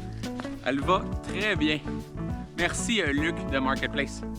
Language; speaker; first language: French; native; French